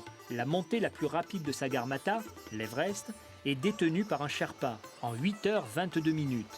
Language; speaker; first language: French; native; French